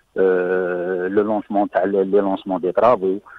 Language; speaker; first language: French; non-native, local second language; Arabic